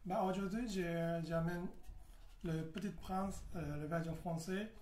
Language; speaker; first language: French; non-native, learner; Japanese